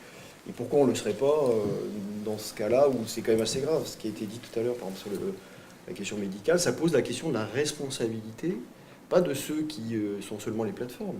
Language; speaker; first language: French; native; French